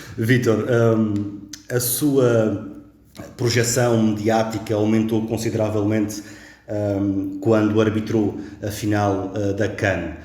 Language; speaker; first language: Portuguese; native; Portuguese